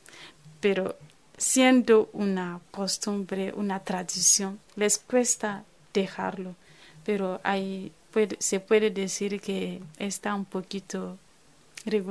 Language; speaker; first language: Spanish; non-native, fluent; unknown